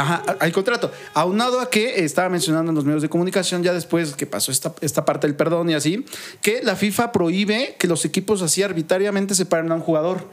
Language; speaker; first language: Spanish; native; Spanish